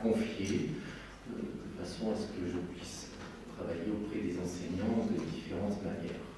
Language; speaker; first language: French; native; French